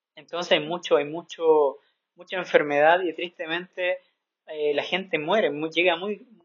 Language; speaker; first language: Spanish; native; Spanish